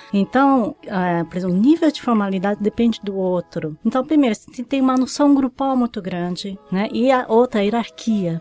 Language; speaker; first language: Portuguese; early bilingual, other home language; Japanese